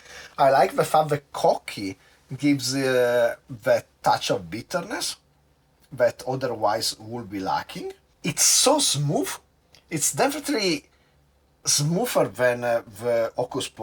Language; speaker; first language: English; non-native, fluent; Italian